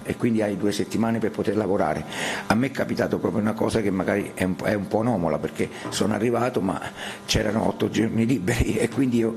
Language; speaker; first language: Italian; native; Italian